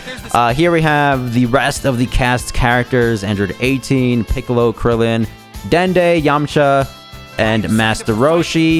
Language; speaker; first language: English; native; English